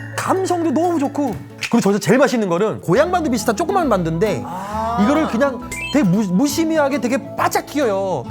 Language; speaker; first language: Korean; native; Korean